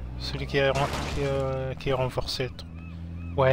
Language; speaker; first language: French; non-native, local second language; Arabic